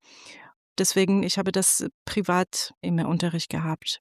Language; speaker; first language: German; non-native, fluent; Persian